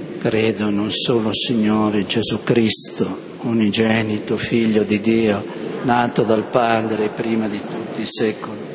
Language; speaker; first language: Italian; native; Italian